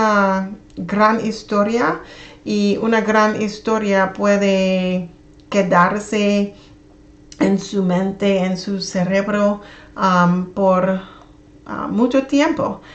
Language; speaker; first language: Spanish; non-native, learner; English